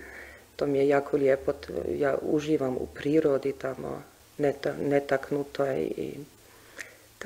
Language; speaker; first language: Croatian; non-native, fluent; German